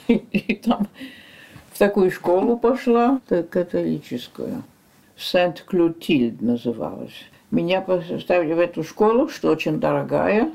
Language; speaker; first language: Russian; early bilingual, heritage; French